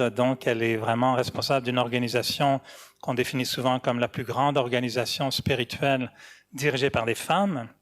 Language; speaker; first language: French; native; French